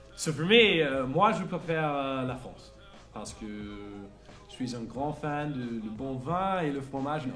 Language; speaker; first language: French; non-native, fluent; English